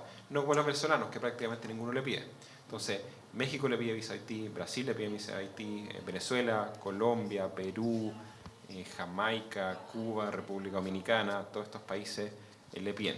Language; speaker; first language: Spanish; native; Spanish